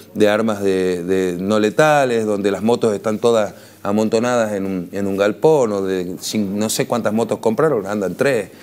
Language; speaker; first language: Spanish; native; Spanish